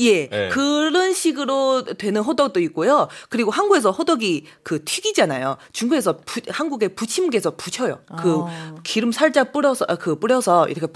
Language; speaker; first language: Korean; non-native, fluent; Chinese